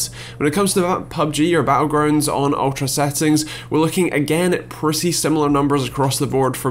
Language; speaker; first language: English; native; English